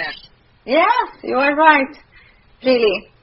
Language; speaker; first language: English; non-native, learner; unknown